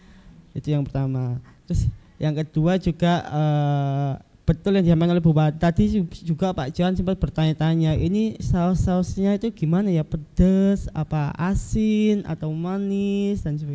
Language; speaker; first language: Indonesian; native; Indonesian